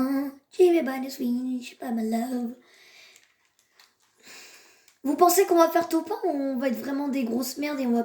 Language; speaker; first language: French; native; French